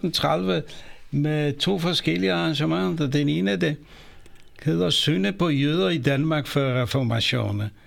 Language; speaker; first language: Danish; non-native, fluent; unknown